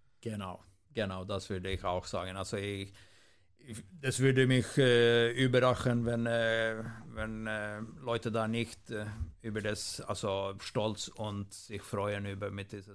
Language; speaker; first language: German; non-native, fluent; Swedish